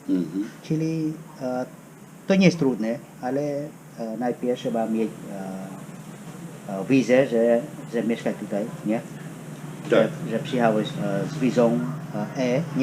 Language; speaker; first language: Polish; non-native, fluent; Khmer